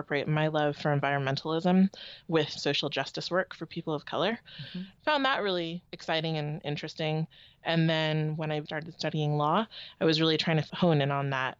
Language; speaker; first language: English; native; English